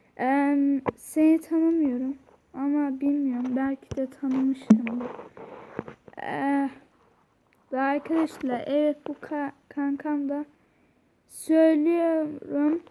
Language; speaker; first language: Turkish; early bilingual, heritage; Turkish